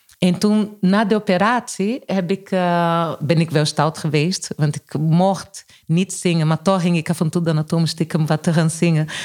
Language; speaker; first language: Dutch; non-native, fluent; Portuguese